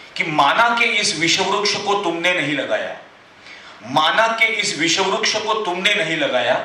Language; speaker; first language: Hindi; non-native, local second language; Marathi